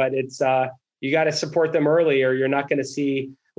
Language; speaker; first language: English; native; English